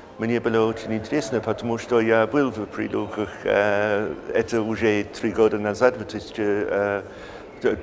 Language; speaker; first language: Russian; non-native, fluent; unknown